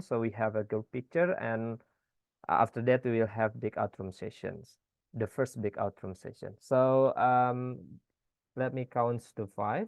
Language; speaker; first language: English; non-native, fluent; Indonesian